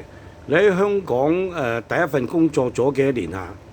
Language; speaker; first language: Cantonese; native; Cantonese